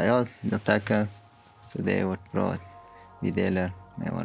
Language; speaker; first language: Swedish; non-native, fluent; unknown